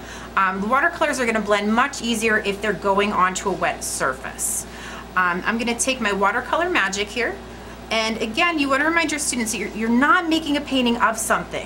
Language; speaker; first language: English; native; English